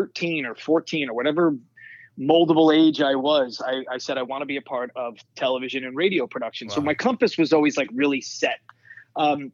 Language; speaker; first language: English; native; English